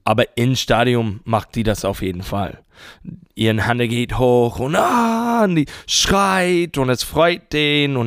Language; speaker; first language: German; non-native, fluent; English